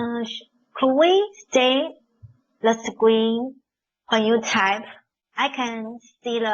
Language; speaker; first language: English; non-native, learner; Chinese